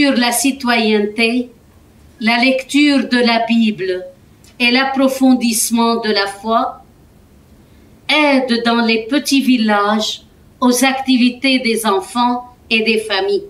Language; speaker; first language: French; non-native, fluent; Arabic